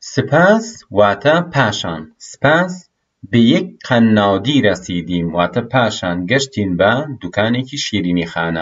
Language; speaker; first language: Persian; non-native, fluent; Central Kurdish